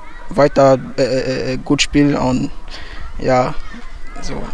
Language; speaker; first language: German; non-native, learner; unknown